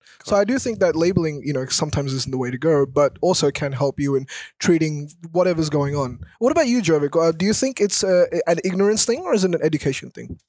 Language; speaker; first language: English; early bilingual, other home language; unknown